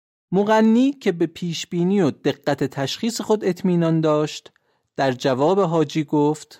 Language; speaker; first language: Persian; native; Persian